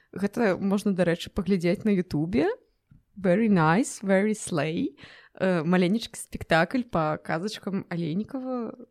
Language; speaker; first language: Belarusian; native; Belarusian